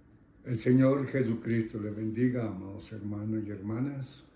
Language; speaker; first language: Spanish; native; Spanish